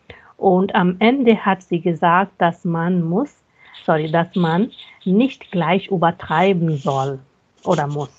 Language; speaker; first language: German; non-native, fluent; Hindi